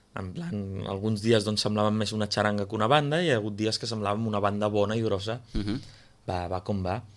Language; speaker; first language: Catalan; native; Catalan